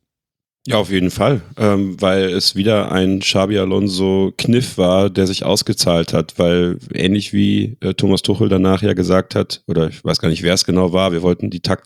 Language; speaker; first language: German; native; German